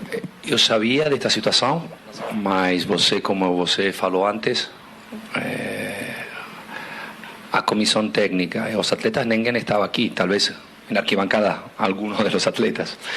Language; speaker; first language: Portuguese; non-native, fluent; Spanish